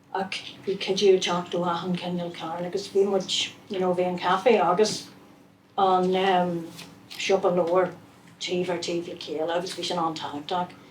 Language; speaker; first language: Irish; non-native, local second language; English